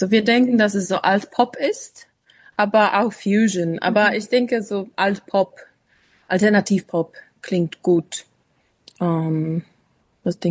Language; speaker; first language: German; non-native, learner; English